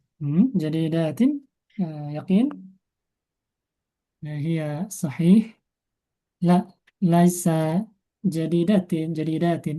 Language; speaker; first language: Arabic; non-native, fluent; Indonesian